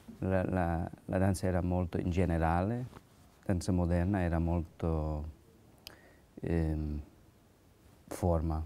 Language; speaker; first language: Italian; non-native, learner; English